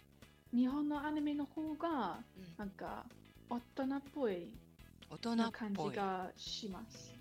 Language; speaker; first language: Japanese; non-native, learner; English